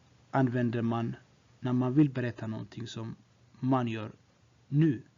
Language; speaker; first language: Swedish; non-native, fluent; Tigrinya